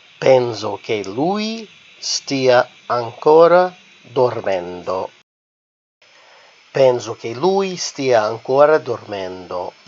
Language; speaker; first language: Italian; non-native, fluent; English